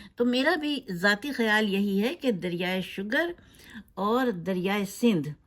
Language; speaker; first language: Urdu; native; Urdu